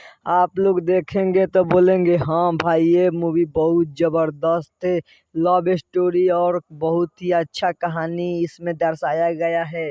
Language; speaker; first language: Hindi; non-native, local second language; Bhojpuri